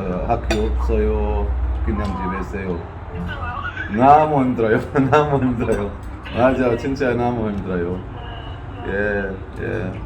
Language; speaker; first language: Korean; non-native, learner; Arabic